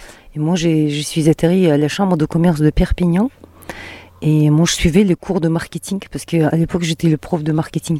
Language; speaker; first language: French; non-native, fluent; Mongolian